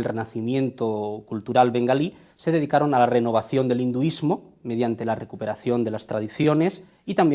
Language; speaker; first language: Spanish; native; Spanish